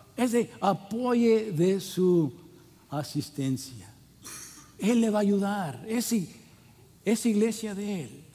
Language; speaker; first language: Spanish; non-native, fluent; English